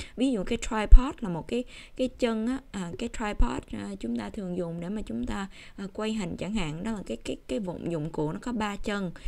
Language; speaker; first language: Vietnamese; early bilingual, heritage; Vietnamese